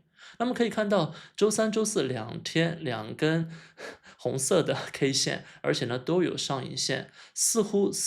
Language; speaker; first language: Chinese; native; Chinese